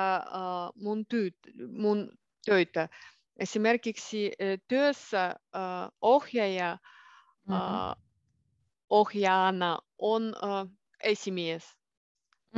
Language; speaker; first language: Finnish; non-native, learner; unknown